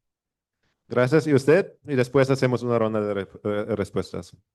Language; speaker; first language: Spanish; non-native, fluent; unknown